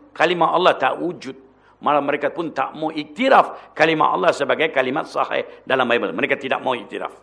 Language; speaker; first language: Malay; non-native, local second language; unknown